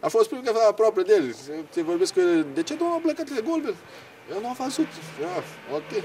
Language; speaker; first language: Romanian; non-native, learner; Portuguese